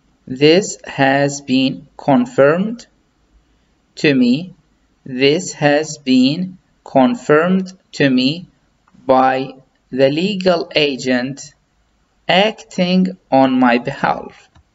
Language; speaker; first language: English; non-native, fluent; Arabic